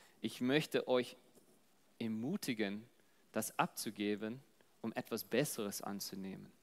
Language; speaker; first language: German; non-native, fluent; English